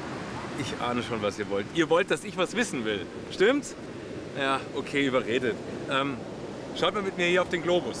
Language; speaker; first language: German; native; German